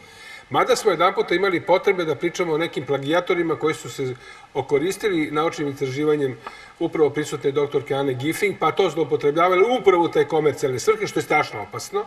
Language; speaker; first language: Croatian; native; Croatian